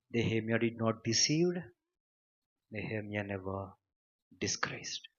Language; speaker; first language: English; non-native, local second language; Telugu